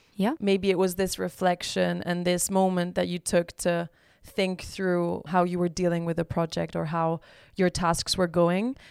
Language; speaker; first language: English; non-native, fluent; Spanish